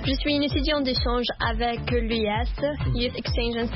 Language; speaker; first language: French; non-native, learner; Arabic